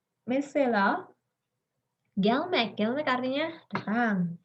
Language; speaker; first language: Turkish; non-native, learner; Indonesian